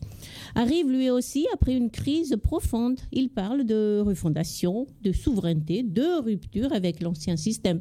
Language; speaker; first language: French; non-native, local second language; Malagasy